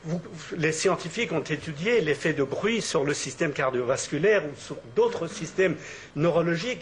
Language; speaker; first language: French; native; French